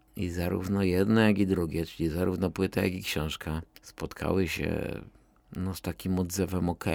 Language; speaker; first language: Polish; native; Polish